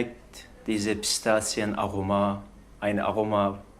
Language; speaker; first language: German; non-native, learner; Turkish